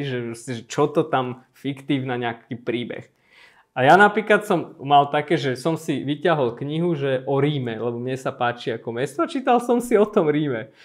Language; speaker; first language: Slovak; early bilingual, other home language; Armenian